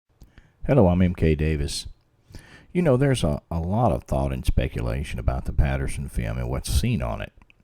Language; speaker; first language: English; native; English